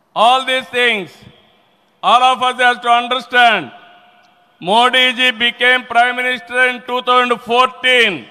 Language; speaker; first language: English; non-native, local second language; Telugu